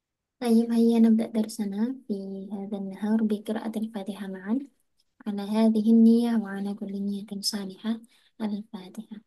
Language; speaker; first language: Arabic; non-native, fluent; Indonesian